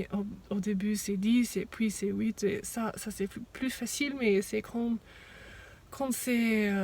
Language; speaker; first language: French; non-native, fluent; English